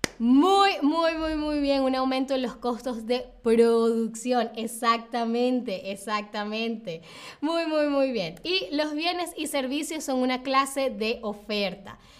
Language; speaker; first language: Spanish; native; Spanish